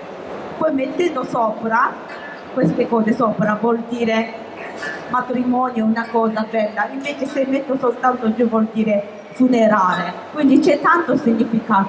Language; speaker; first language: Italian; non-native, fluent; Japanese